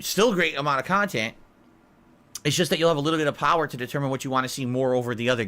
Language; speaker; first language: English; native; English